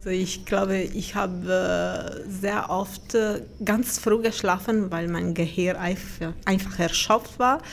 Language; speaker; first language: German; non-native, fluent; Italian